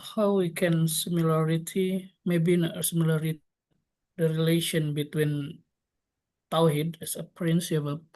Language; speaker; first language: English; non-native, local second language; Indonesian